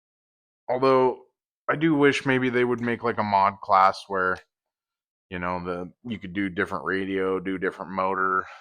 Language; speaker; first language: English; native; English